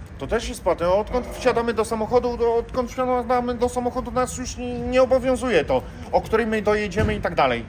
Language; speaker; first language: Polish; native; Polish